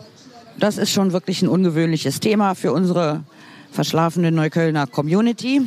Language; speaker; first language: German; native; German